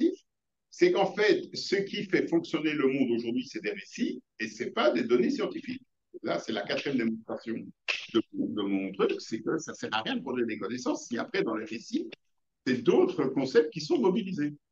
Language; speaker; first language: French; native; French